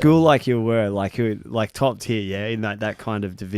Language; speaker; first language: English; native; English